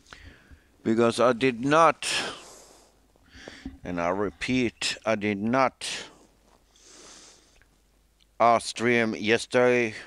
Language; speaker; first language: English; non-native, fluent; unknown